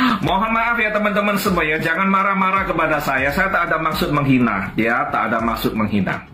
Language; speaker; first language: Indonesian; native; Indonesian